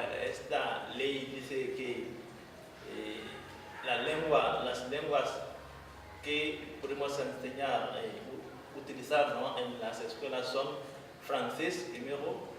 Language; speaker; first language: Spanish; non-native, fluent; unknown